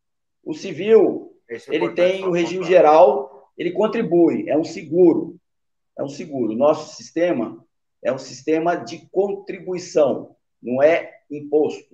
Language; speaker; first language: Portuguese; native; Portuguese